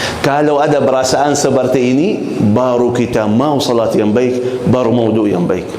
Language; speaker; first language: Malay; non-native, fluent; Arabic